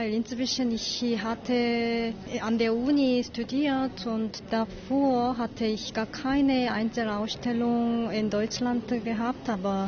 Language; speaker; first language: German; non-native, learner; Korean